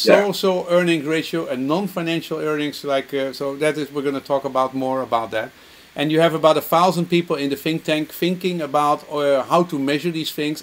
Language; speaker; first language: English; non-native, fluent; Dutch